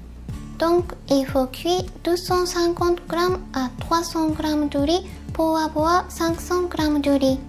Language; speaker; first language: French; non-native, fluent; Japanese